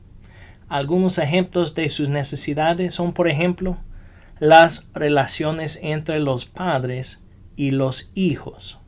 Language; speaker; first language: Spanish; non-native, fluent; English